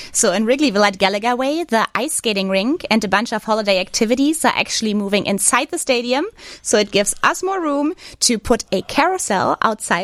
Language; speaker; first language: English; non-native, fluent; German